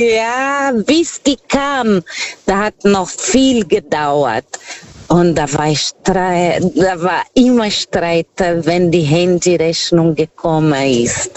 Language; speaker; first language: German; non-native, learner; Portuguese